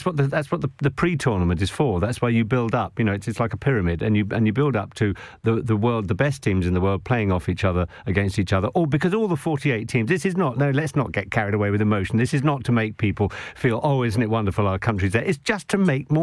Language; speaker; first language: English; native; English